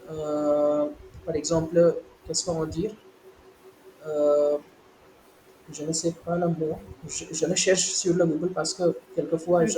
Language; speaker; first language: French; non-native, learner; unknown